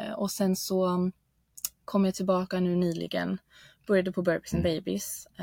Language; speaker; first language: Swedish; non-native, fluent; German